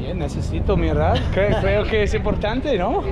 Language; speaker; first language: Spanish; non-native, learner; English